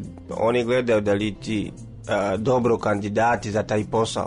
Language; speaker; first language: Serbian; non-native, learner; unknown